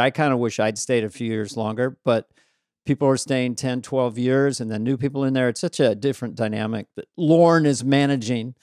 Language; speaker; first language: English; native; English